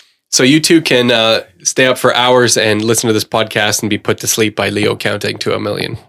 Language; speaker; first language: English; native; English